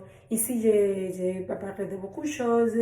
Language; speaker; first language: French; non-native, learner; Spanish